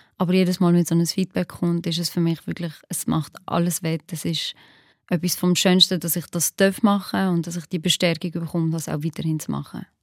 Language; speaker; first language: German; early bilingual, other home language; Albanian